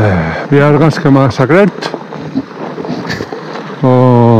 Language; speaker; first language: Norwegian; non-native, fluent; Spanish